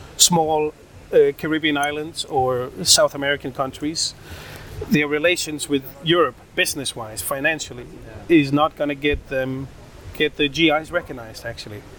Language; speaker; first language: English; non-native, fluent; Danish